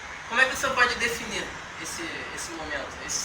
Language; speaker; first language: Portuguese; native; Portuguese